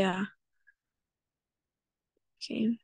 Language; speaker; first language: Chinese; non-native, fluent; Indonesian